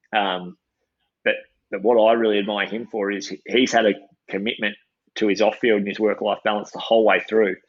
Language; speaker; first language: English; native; English